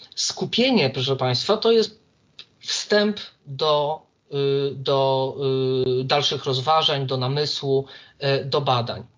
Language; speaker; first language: Polish; native; Polish